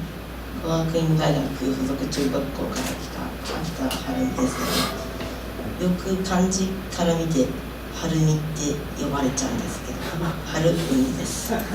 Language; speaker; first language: Japanese; native; Japanese